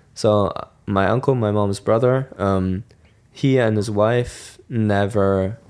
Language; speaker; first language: English; non-native, fluent; German